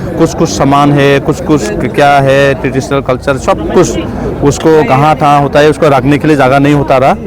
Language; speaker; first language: Hindi; non-native, local second language; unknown